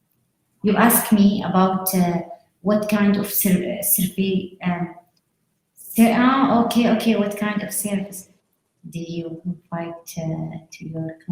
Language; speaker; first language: English; non-native, learner; Arabic